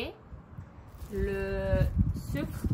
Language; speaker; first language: French; non-native, learner; Norwegian